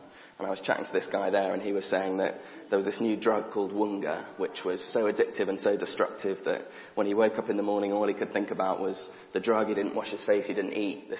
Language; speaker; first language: English; native; English